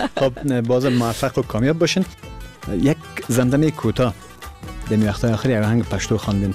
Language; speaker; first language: Persian; native; Persian